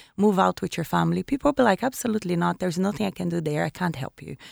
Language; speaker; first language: English; non-native, fluent; Portuguese